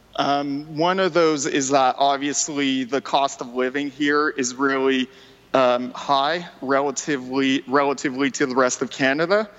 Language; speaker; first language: English; non-native, fluent; French